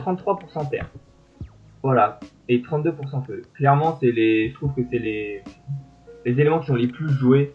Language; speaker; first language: French; native; French